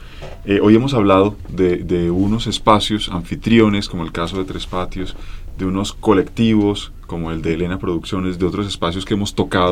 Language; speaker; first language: Spanish; native; Spanish